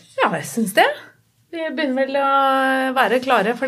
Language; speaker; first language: Norwegian; native; Norwegian